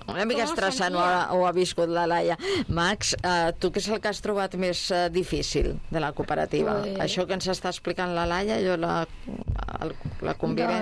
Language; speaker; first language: Catalan; native; Catalan